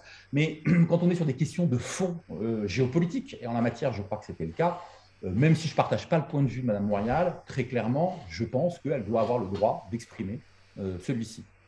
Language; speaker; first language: French; native; French